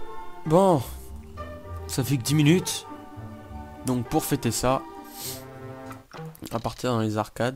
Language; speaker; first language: French; native; French